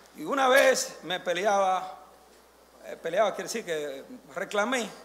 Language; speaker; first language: Spanish; native; Spanish